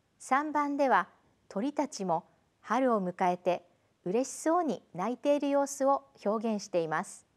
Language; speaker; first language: Japanese; native; Japanese